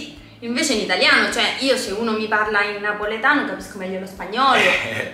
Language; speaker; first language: Italian; native; Italian